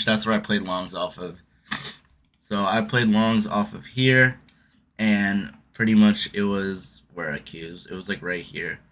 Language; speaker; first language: English; native; English